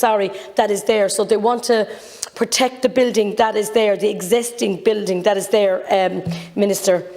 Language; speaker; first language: English; native; English